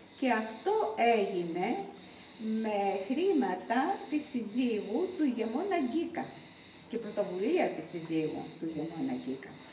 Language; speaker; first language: Greek; native; Greek